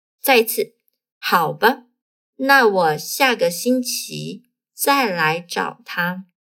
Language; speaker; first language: Chinese; non-native, fluent; Portuguese